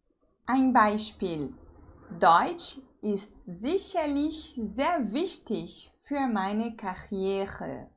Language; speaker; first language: German; non-native, fluent; Portuguese